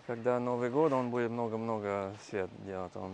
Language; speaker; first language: Russian; non-native, learner; English